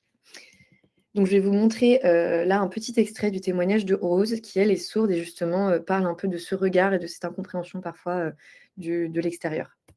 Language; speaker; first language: French; native; French